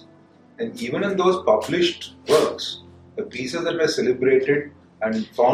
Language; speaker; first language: English; non-native, local second language; Tamil